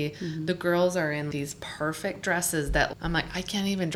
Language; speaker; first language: English; native; English